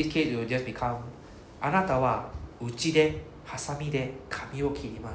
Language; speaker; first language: Japanese; non-native, fluent; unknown